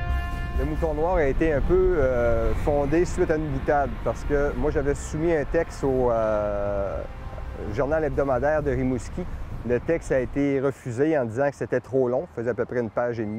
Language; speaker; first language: French; native; French